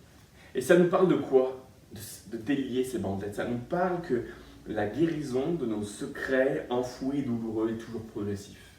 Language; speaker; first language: French; native; French